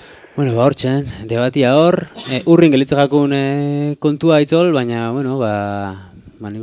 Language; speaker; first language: Basque; native; Basque